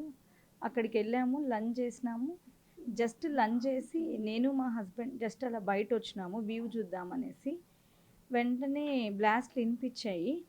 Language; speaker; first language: Telugu; native; Telugu